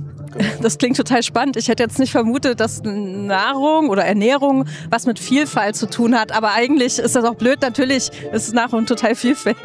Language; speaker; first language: German; native; German